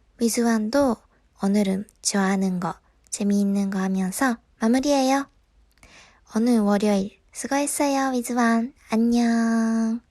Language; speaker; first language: Korean; non-native, fluent; Japanese